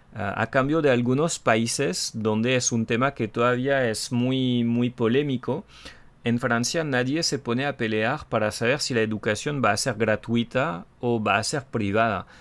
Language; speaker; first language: Spanish; non-native, fluent; French